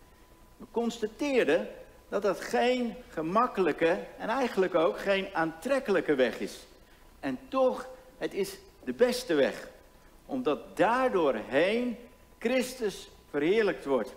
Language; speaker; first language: Dutch; native; Dutch